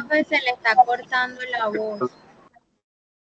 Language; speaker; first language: Spanish; native; Spanish